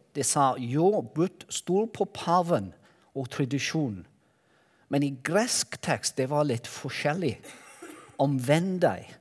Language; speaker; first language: Norwegian; non-native, learner; Welsh